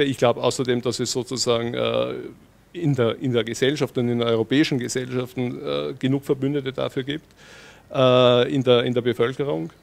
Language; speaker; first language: German; native; German